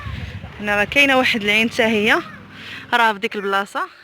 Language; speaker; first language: Arabic; native; Arabic